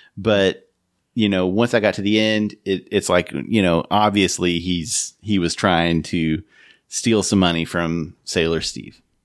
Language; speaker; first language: English; native; English